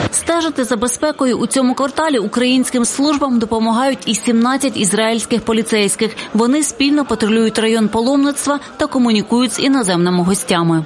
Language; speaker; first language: Ukrainian; native; Ukrainian